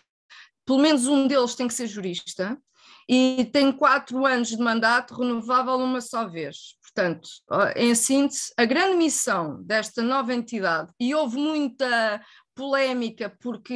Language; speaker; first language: Portuguese; native; Portuguese